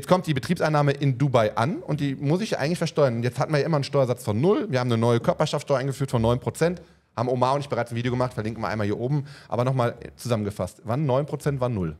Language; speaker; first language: German; native; German